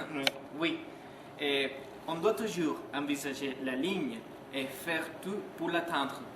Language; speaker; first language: French; non-native, learner; Spanish